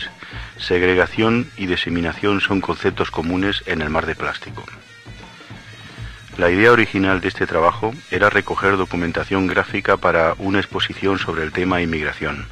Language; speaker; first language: Spanish; native; Spanish